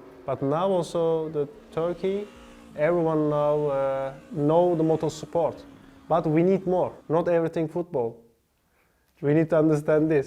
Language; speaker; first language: English; non-native, learner; Turkish